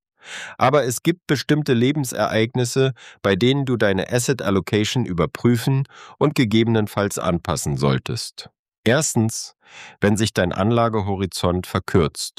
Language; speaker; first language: German; native; German